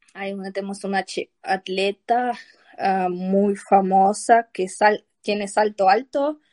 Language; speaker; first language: Spanish; non-native, learner; Ukrainian